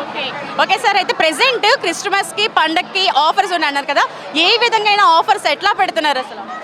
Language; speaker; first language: Telugu; native; Telugu